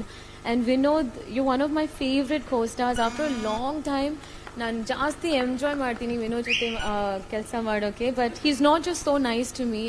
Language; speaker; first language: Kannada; non-native, learner; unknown